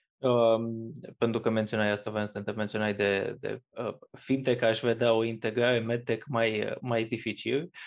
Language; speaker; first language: Romanian; native; Romanian